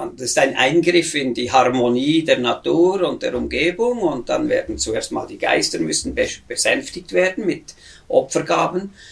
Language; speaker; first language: German; native; German